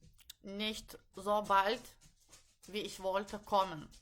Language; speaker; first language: German; non-native, fluent; Lithuanian